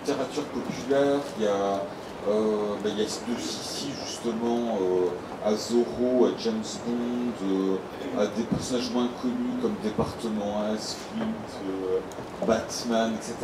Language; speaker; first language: French; native; French